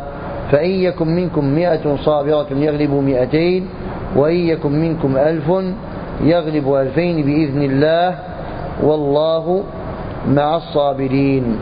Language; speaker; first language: Arabic; native; Arabic